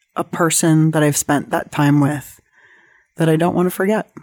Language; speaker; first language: English; native; English